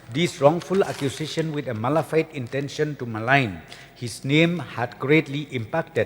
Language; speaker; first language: English; non-native, local second language; Khasi